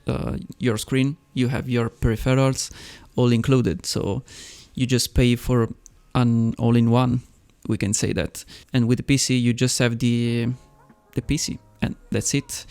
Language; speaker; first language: English; non-native, fluent; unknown